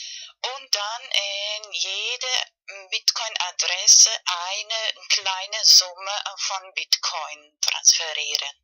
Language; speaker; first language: German; non-native, learner; Spanish